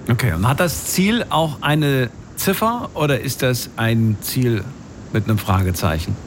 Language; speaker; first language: German; native; German